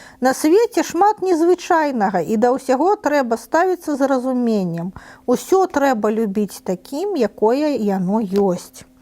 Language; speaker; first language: Belarusian; non-native, local second language; Russian